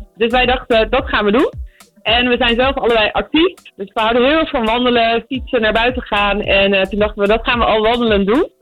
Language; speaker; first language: Dutch; native; Dutch